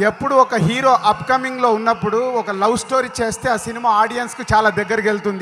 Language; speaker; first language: Telugu; native; Telugu